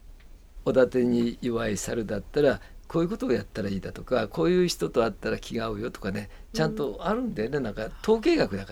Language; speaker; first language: Japanese; native; Japanese